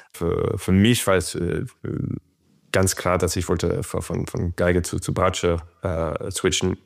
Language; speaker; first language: German; non-native, fluent; French